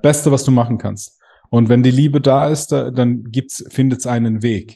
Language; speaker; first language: German; native; German